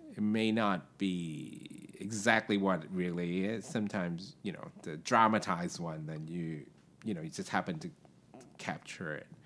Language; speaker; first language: English; non-native, local second language; Cantonese